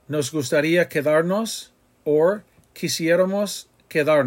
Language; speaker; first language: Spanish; non-native, fluent; English